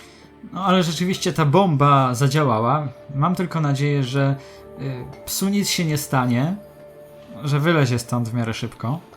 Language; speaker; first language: Polish; native; Polish